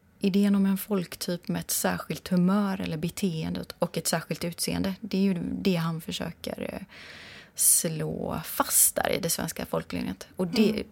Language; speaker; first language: Swedish; native; Swedish